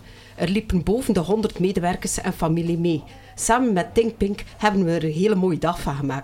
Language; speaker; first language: Dutch; native; Dutch